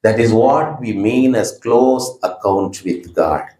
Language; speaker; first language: English; non-native, local second language; Tamil